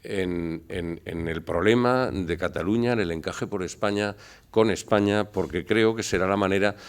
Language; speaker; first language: Spanish; native; Spanish